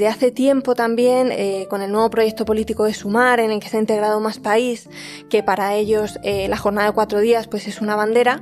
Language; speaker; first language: Spanish; native; Spanish